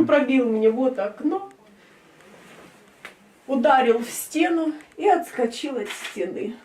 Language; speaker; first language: Russian; native; Russian